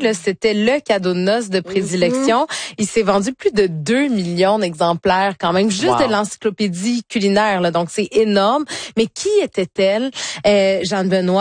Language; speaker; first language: French; native; French